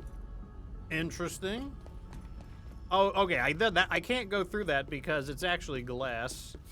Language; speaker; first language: English; native; English